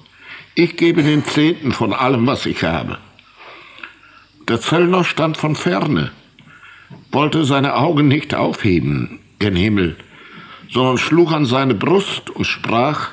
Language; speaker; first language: German; native; German